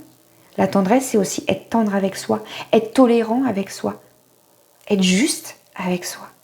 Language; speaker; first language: French; native; French